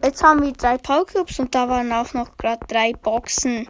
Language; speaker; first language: German; native; German